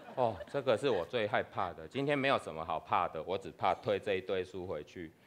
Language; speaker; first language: Chinese; native; Chinese